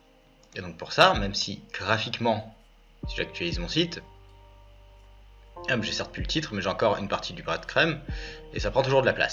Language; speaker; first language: French; native; French